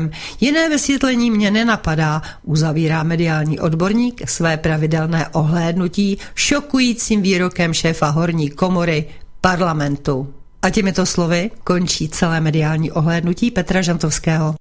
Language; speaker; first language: Czech; native; Czech